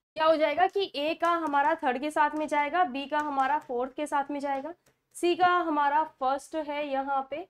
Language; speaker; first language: Hindi; native; Hindi